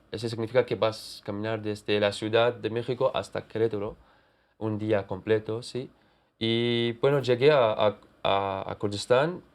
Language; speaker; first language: Spanish; non-native, fluent; Kurdish